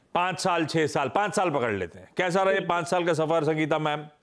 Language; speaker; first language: Hindi; native; Hindi